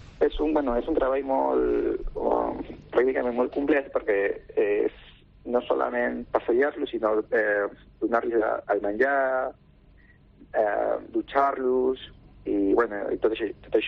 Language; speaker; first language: Catalan; non-native, local second language; Spanish